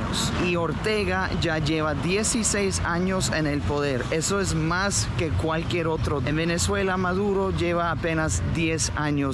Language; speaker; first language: Spanish; non-native, fluent; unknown